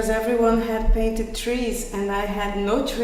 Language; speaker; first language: English; non-native, fluent; Portuguese